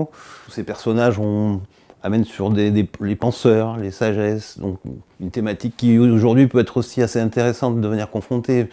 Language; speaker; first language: French; native; French